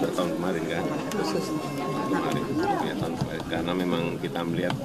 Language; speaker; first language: Indonesian; native; Indonesian